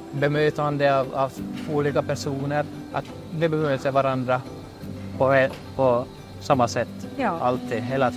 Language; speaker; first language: Swedish; non-native, fluent; Hungarian